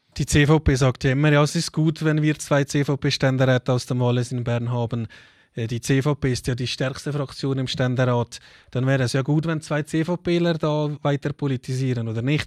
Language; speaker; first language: German; native; German